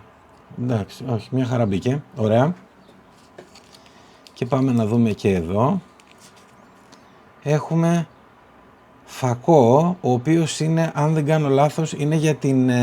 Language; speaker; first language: Greek; native; Greek